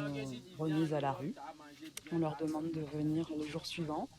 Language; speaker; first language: French; native; French